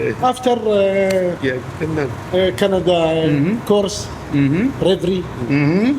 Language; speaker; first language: English; non-native, learner; Arabic